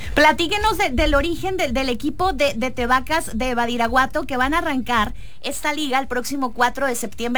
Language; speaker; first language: Spanish; native; Spanish